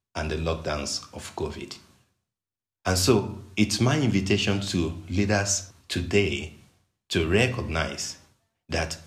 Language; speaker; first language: English; non-native, local second language; Yoruba